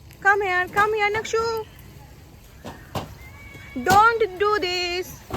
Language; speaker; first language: English; non-native, local second language; Bangla